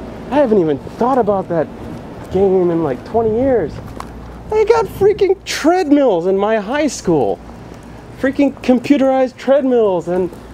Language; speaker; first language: English; native; English